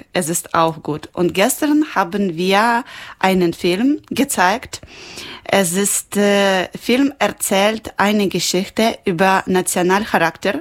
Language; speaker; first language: German; non-native, local second language; Ukrainian